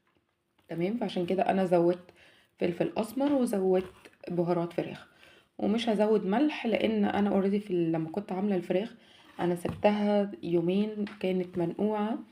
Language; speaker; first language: Arabic; native; Arabic